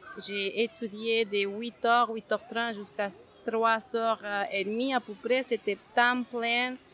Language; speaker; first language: French; non-native, fluent; Spanish